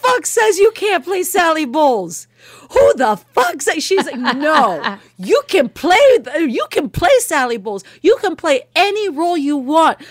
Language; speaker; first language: English; early bilingual, other home language; Spanish